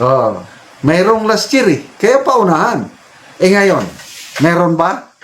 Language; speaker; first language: Filipino; native; Filipino